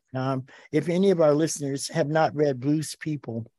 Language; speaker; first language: English; native; English